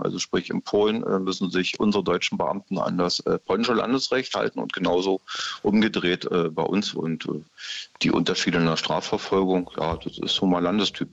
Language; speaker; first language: German; native; German